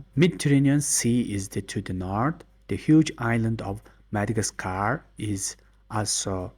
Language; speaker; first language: English; non-native, learner; Mongolian